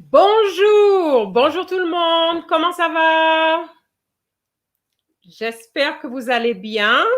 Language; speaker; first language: French; non-native, fluent; English